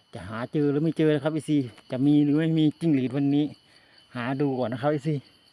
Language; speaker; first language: Thai; non-native, local second language; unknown